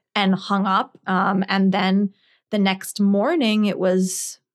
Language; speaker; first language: English; native; English